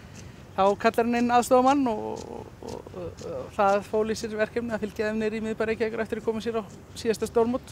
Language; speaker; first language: Icelandic; native; Icelandic